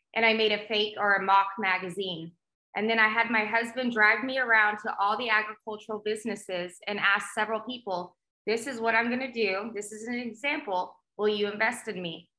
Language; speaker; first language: English; native; English